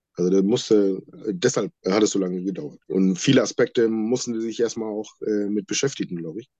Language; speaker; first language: German; non-native, fluent; Sinhala